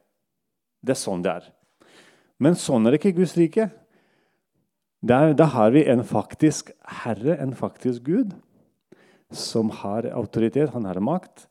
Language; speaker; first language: Norwegian; non-native, local second language; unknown